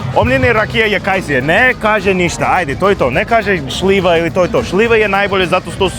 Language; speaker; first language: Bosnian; non-native, learner; English